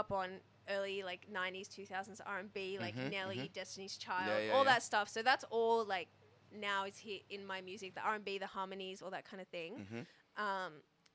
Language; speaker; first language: English; native; English